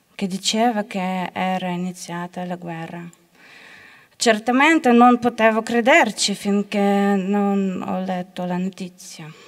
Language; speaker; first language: Italian; non-native, learner; Ukrainian